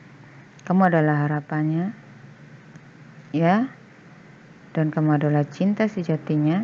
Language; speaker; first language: Indonesian; native; Indonesian